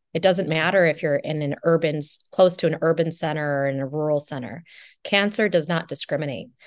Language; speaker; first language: English; native; English